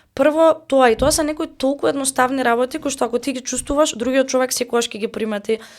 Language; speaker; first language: Macedonian; native; Macedonian